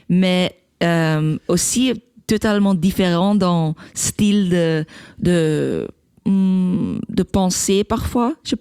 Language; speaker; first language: French; non-native, local second language; Dutch